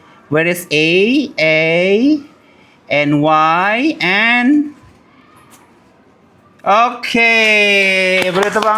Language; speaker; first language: English; non-native, learner; Indonesian